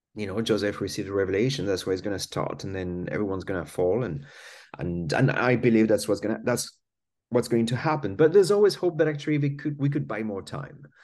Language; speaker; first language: English; non-native, fluent; French